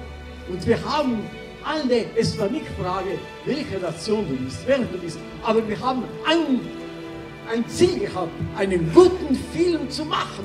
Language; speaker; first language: German; non-native, fluent; Slovenian